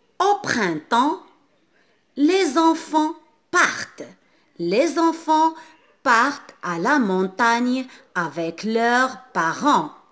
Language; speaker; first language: French; non-native, local second language; Arabic